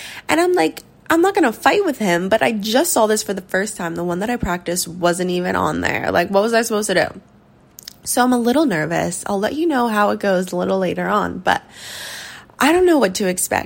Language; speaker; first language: English; native; English